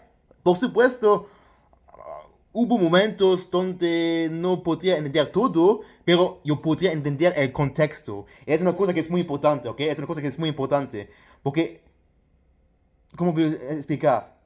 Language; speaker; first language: Spanish; non-native, fluent; Luxembourgish